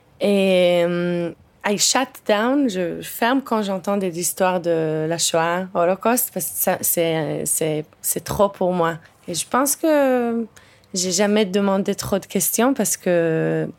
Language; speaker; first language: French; non-native, fluent; English